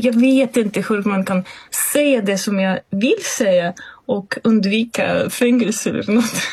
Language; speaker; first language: Swedish; non-native, fluent; Russian